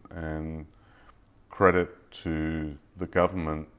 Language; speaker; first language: English; native; English